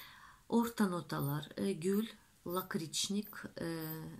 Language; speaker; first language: Turkish; non-native, fluent; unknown